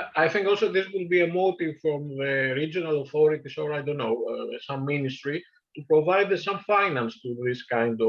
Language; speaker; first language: English; non-native, fluent; Greek